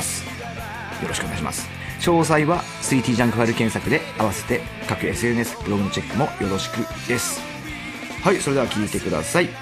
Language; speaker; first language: Japanese; native; Japanese